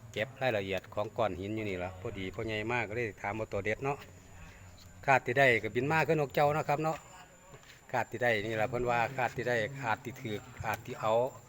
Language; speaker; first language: Thai; native; Thai